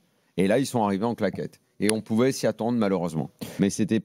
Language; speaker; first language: French; native; French